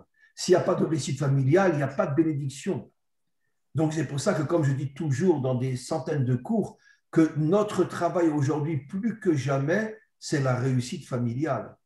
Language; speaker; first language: French; native; French